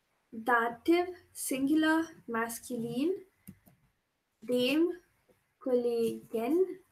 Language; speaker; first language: German; non-native, fluent; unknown